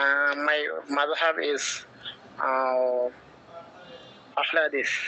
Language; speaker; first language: English; non-native, learner; Bangla